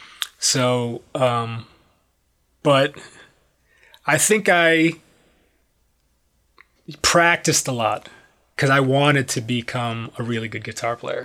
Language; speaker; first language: English; native; English